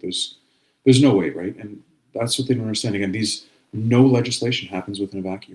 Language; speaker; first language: English; native; English